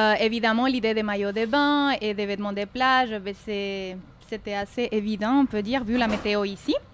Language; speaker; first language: French; non-native, fluent; Spanish